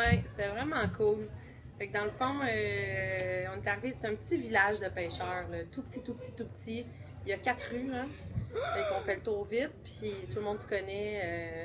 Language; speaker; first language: French; native; French